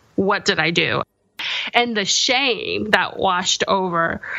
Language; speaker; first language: English; early bilingual, other home language; Korean